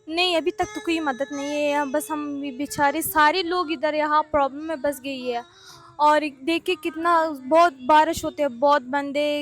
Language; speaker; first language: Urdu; non-native, learner; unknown